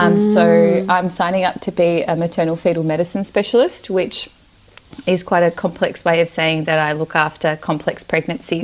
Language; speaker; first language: English; early bilingual, other home language; Romanian